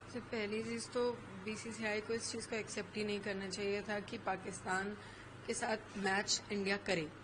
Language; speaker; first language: Hindi; native; Hindi